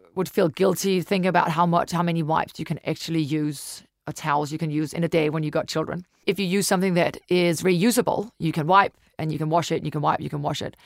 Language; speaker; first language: English; non-native, fluent; Danish